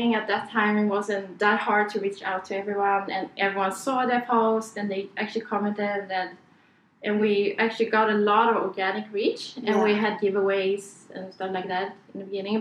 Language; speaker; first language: English; non-native, fluent; Swedish